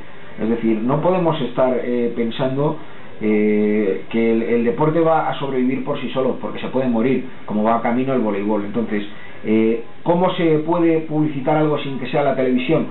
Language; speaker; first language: Spanish; native; Spanish